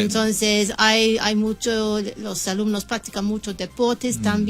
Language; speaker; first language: Spanish; non-native, learner; English